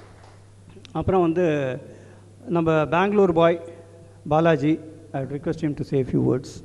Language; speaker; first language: Tamil; native; Tamil